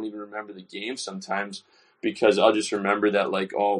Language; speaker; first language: English; native; English